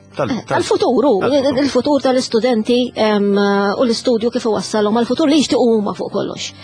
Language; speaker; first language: Maltese; native; Maltese